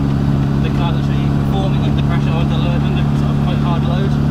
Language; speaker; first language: English; native; English